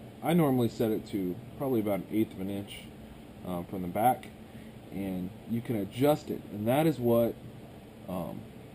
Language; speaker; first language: English; native; English